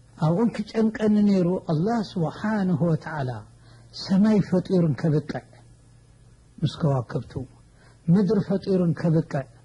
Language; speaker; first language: Tigrinya; native; Tigrinya